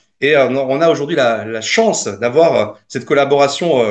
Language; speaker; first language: French; native; French